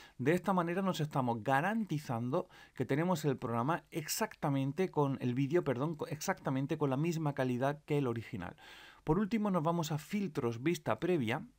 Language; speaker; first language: Spanish; native; Spanish